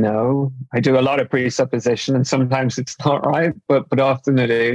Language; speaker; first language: English; native; English